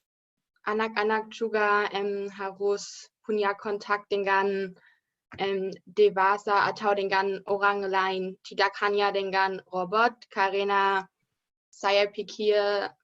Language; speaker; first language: Indonesian; non-native, learner; German